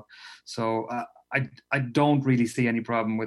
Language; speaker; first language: English; native; English